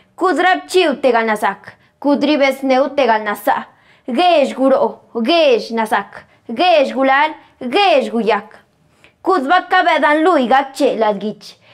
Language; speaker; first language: Spanish; non-native, local second language; Zapotec